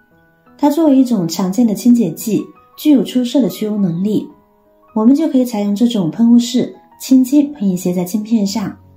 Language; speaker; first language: Chinese; native; Chinese